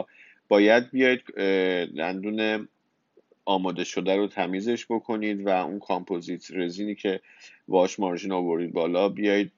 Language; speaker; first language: Persian; native; Persian